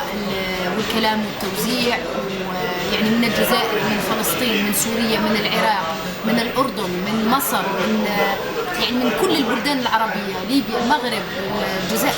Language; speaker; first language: Arabic; native; Arabic